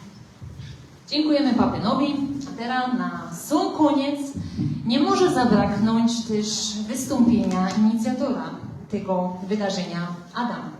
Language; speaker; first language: Polish; native; Polish